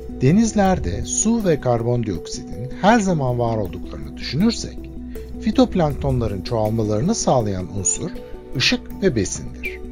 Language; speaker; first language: Turkish; native; Turkish